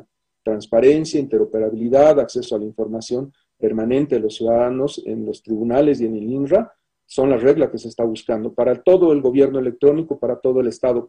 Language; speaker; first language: Spanish; native; Spanish